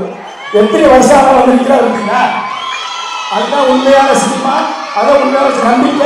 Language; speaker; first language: Tamil; native; Tamil